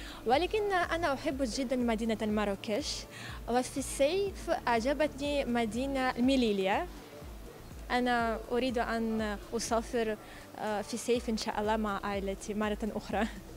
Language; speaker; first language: Arabic; non-native, fluent; Ukrainian